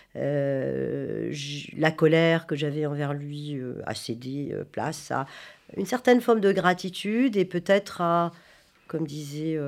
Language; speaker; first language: French; non-native, local second language; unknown